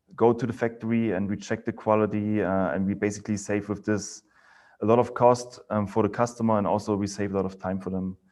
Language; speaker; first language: English; non-native, fluent; German